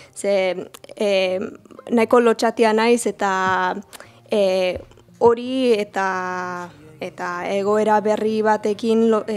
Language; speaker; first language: Basque; non-native, learner; English